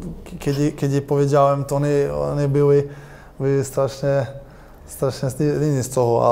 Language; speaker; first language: Polish; non-native, learner; Croatian